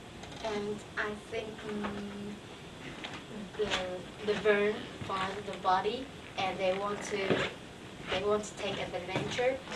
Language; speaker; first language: English; non-native, learner; Chinese